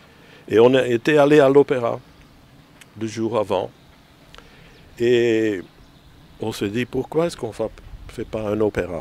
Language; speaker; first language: French; non-native, fluent; Dutch